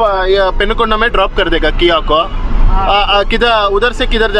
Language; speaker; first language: Hindi; non-native, local second language; Kannada